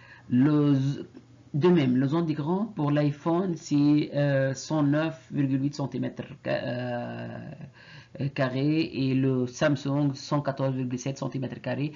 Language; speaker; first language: French; non-native, fluent; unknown